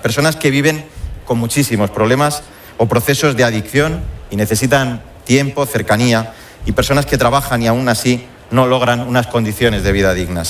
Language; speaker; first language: Spanish; native; Spanish